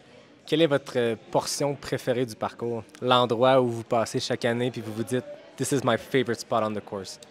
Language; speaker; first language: French; native; French